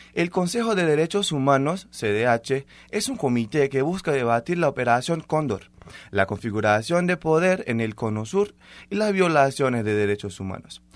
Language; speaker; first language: Spanish; non-native, fluent; Portuguese